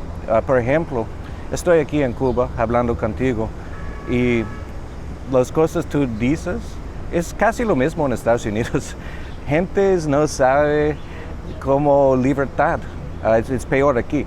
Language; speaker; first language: Spanish; non-native, learner; English